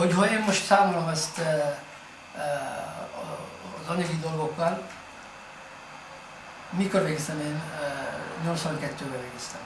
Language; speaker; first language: Hungarian; non-native, fluent; Arabic